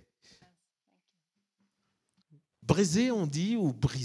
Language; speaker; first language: French; native; French